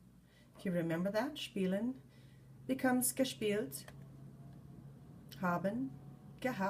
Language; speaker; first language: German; non-native, fluent; English